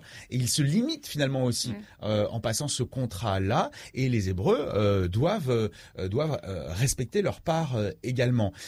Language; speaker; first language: French; native; French